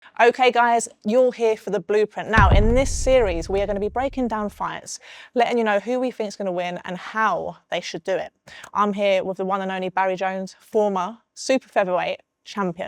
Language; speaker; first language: English; native; English